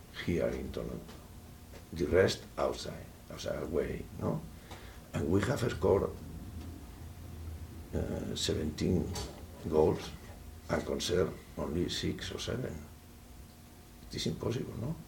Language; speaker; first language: English; non-native, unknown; Spanish